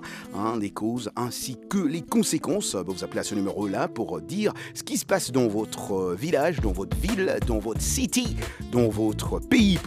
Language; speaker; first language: French; non-native, local second language; Lingala